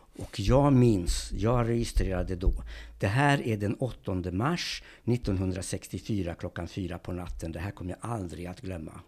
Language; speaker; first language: Swedish; early bilingual, other home language; Hungarian